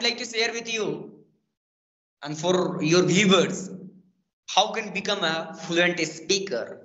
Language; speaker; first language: English; non-native, learner; Hindi